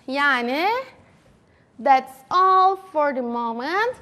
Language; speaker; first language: English; non-native, fluent; Turkish